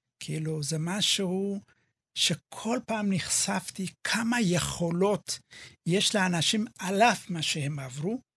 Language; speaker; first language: Hebrew; early bilingual, other home language; Amharic